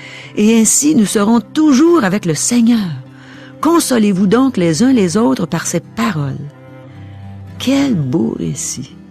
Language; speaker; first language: French; native; French